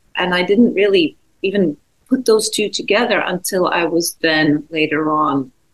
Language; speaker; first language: English; non-native, fluent; Czech